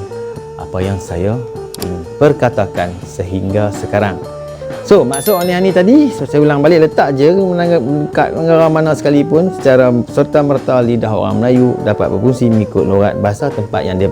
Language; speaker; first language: Malay; native; Malay